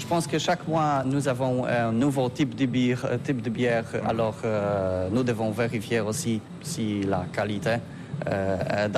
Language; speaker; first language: French; non-native, learner; Polish